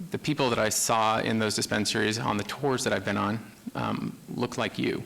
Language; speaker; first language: English; native; English